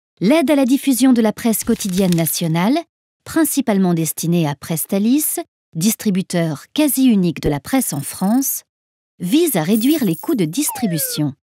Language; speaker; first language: French; native; French